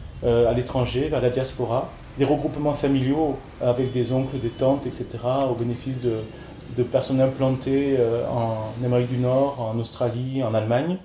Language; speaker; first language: French; native; French